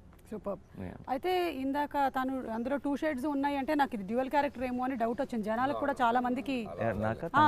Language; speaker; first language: Telugu; native; Telugu